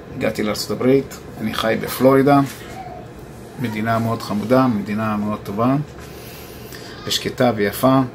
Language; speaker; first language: Hebrew; native; Hebrew